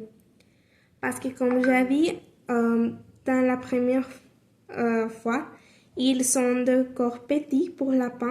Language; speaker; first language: French; non-native, learner; Spanish